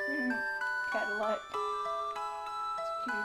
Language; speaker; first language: English; native; English